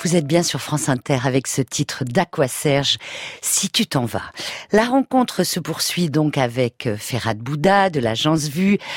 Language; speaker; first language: French; native; French